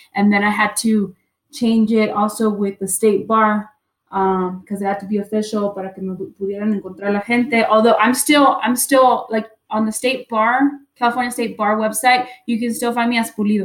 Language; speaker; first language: English; early bilingual, other home language; Spanish